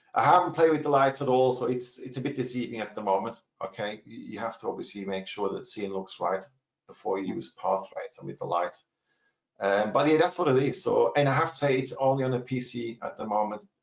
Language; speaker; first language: English; non-native, fluent; German